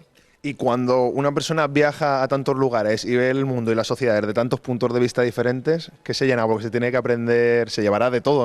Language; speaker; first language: Spanish; native; Spanish